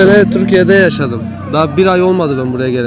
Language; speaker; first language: Turkish; non-native, fluent; Arabic